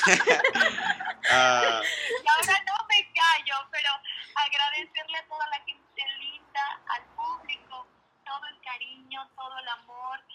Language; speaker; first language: Spanish; native; Spanish